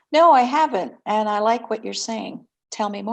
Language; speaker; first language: English; native; English